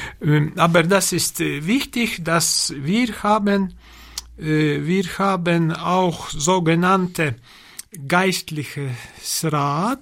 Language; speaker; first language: German; non-native, learner; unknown